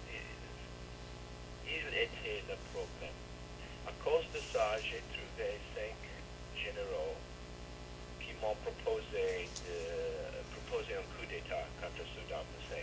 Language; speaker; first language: French; non-native, fluent; English